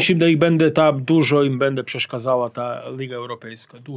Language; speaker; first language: Polish; non-native, learner; Serbian